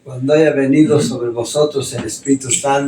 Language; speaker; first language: Spanish; native; Spanish